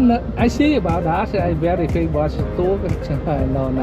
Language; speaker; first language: English; non-native, learner; Vietnamese